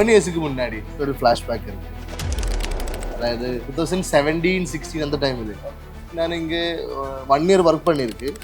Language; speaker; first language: Tamil; non-native, learner; Malayalam